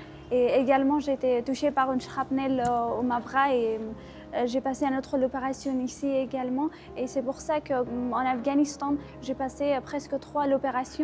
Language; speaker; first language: French; non-native, fluent; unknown